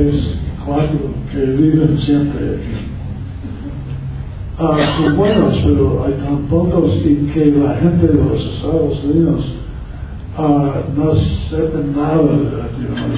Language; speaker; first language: Spanish; non-native, learner; English